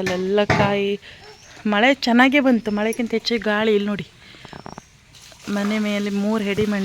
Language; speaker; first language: Kannada; native; Kannada